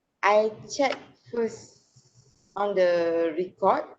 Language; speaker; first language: English; non-native, learner; Malay